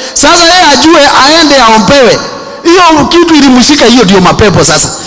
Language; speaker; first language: Swahili; non-native, local second language; Kikuyu